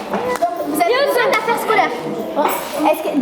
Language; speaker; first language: French; native; French